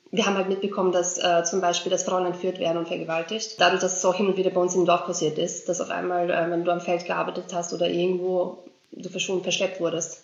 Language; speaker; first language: German; early bilingual, other home language; Bosnian